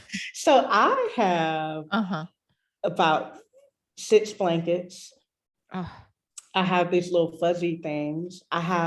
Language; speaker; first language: English; native; English